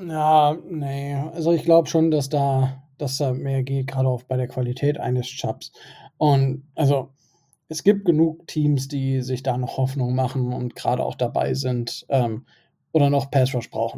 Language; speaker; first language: German; native; German